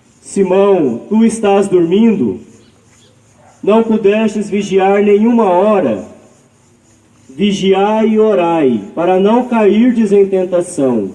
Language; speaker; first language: Portuguese; native; Portuguese